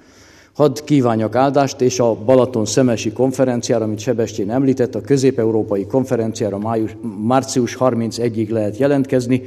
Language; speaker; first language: Hungarian; native; Hungarian